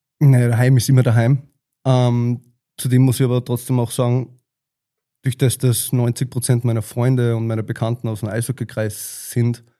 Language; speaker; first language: German; native; German